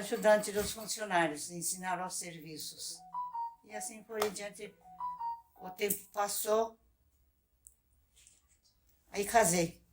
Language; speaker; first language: Portuguese; non-native, local second language; Japanese